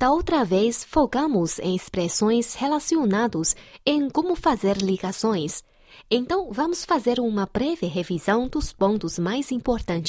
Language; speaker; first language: Portuguese; non-native, fluent; Chinese